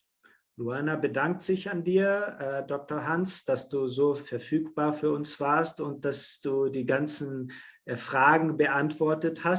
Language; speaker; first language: German; non-native, fluent; Portuguese